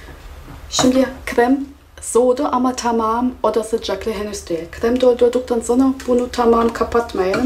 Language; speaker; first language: Turkish; non-native, fluent; German